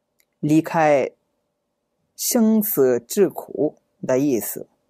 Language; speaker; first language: Chinese; non-native, fluent; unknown